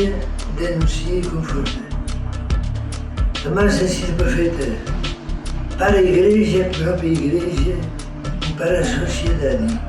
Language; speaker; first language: Portuguese; native; Portuguese